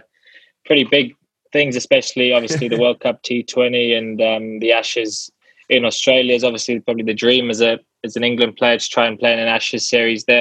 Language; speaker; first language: English; native; English